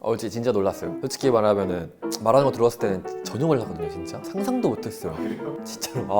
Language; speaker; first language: Korean; native; Korean